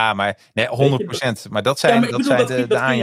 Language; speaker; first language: Dutch; native; Dutch